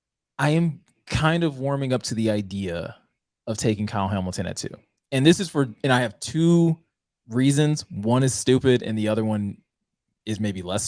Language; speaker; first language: English; native; English